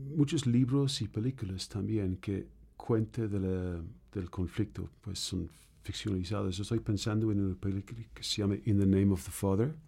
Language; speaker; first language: Spanish; non-native, fluent; English